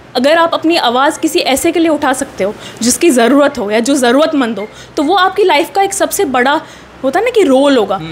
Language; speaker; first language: Hindi; native; Hindi